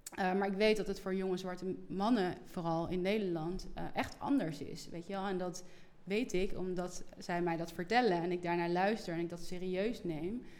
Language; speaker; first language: Dutch; native; Dutch